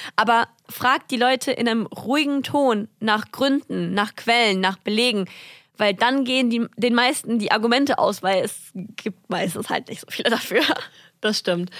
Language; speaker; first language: German; early bilingual, other home language; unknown